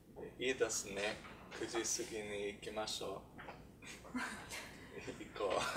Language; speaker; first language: Japanese; non-native, learner; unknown